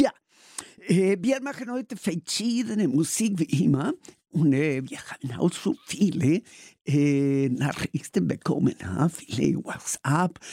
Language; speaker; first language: German; non-native, learner; Spanish